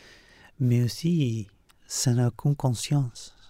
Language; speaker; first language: French; non-native, fluent; Spanish